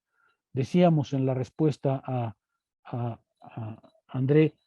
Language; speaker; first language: Spanish; native; Spanish